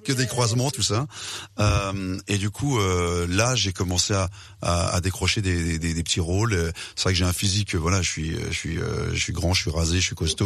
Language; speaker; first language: French; native; French